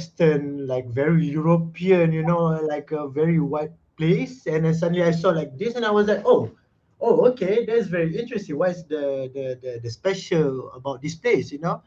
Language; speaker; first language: English; non-native, local second language; Malay